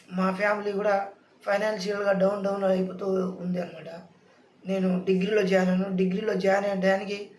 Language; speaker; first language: Telugu; non-native, local second language; Lambadi